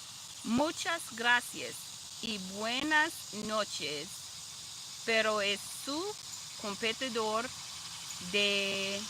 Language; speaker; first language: Spanish; non-native, learner; English